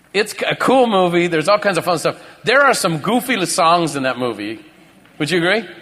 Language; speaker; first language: English; native; English